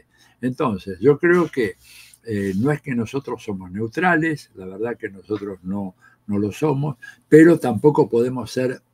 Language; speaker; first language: Spanish; native; Spanish